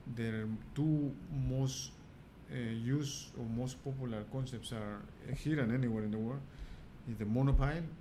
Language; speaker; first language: English; non-native, fluent; Spanish